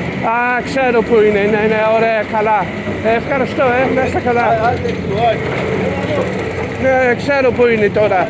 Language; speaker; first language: Greek; non-native, learner; English